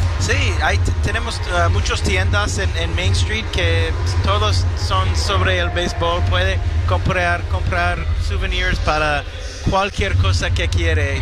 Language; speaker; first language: Spanish; non-native, fluent; English